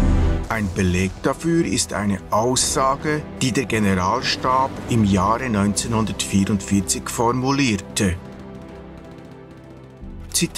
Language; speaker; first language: German; native; German